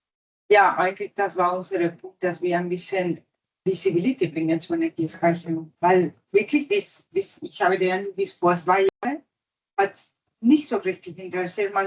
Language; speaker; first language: German; non-native, fluent; Italian